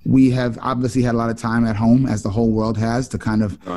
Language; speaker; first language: English; native; English